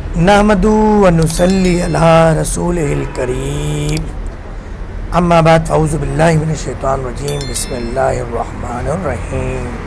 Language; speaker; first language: Urdu; non-native, local second language; Punjabi